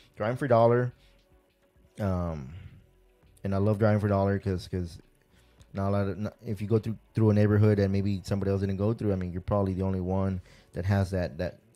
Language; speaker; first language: English; early bilingual, other home language; Spanish